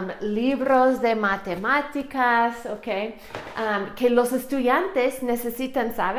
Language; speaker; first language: Spanish; non-native, fluent; English